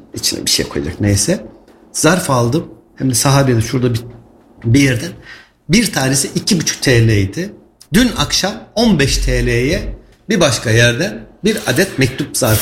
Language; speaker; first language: Turkish; native; Turkish